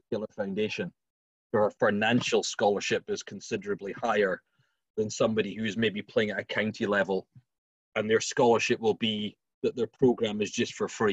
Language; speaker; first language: English; native; English